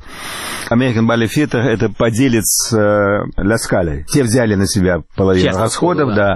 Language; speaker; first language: Russian; native; Russian